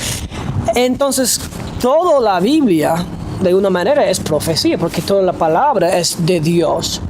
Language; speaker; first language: Spanish; non-native, fluent; English